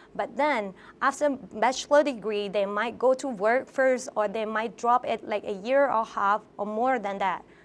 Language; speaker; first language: English; non-native, fluent; Thai